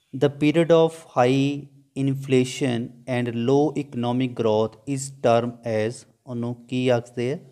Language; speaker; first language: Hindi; non-native, local second language; Punjabi